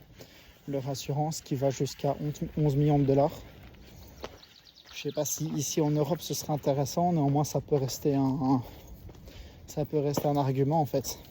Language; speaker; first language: French; native; French